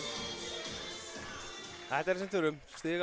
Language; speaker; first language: Icelandic; native; Icelandic